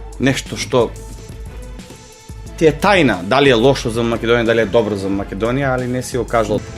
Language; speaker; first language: Macedonian; native; Macedonian